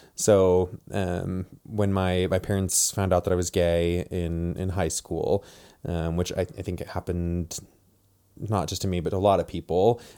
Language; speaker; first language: English; native; English